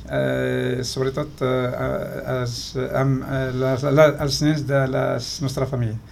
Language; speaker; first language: Catalan; non-native, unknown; Arabic